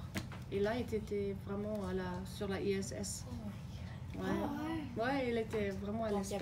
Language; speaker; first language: French; non-native, fluent; German